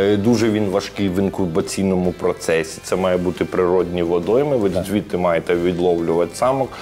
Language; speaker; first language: Ukrainian; native; Ukrainian